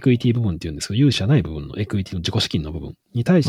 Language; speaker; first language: Japanese; native; Japanese